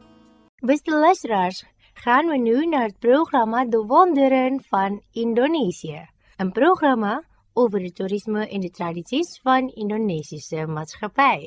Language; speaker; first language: Dutch; non-native, fluent; Indonesian